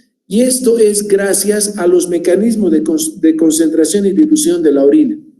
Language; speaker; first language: Spanish; native; Spanish